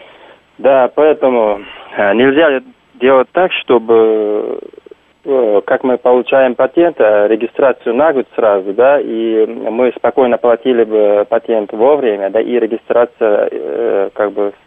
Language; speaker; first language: Russian; non-native, fluent; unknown